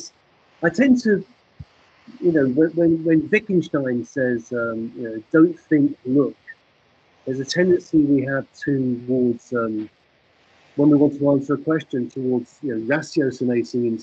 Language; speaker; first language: English; native; English